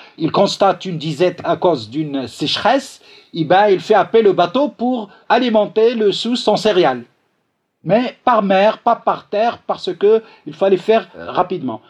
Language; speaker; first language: French; non-native, local second language; Arabic